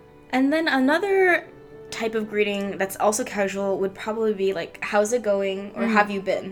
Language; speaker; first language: English; early bilingual, other home language; Chinese